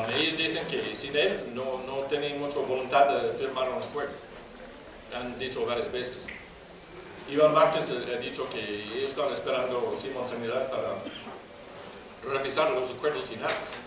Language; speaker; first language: Spanish; non-native, fluent; English